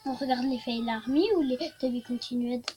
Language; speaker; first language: French; native; French